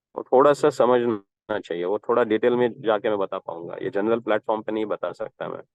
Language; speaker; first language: Hindi; non-native, local second language; Marathi